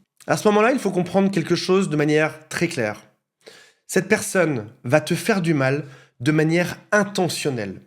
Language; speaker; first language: French; native; French